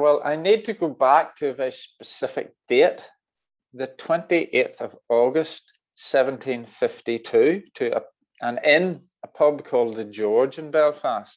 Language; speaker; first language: English; native; English